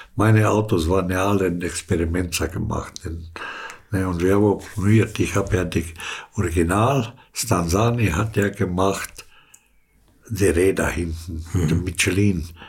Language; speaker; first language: German; early bilingual, other home language; Slovenian